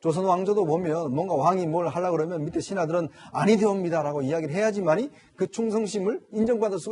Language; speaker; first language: Korean; native; Korean